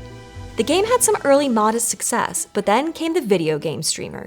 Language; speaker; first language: English; native; English